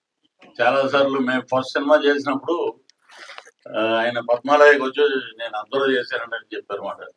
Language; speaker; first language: Telugu; native; Telugu